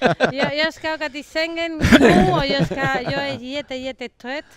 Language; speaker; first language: Swedish; non-native, learner; Spanish